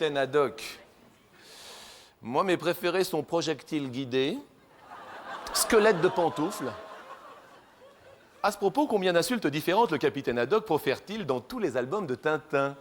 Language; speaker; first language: French; native; French